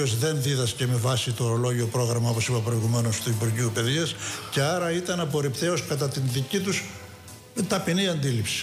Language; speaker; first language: Greek; native; Greek